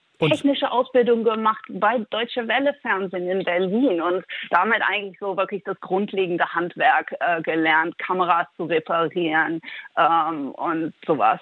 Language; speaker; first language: German; early bilingual, heritage; Dutch